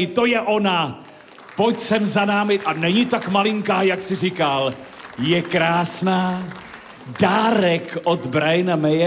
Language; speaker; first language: Czech; native; Czech